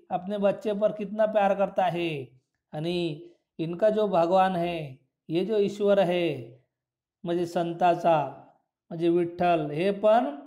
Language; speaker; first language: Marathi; non-native, local second language; Urdu